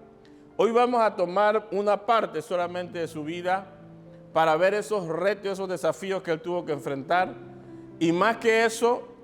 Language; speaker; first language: Spanish; native; Spanish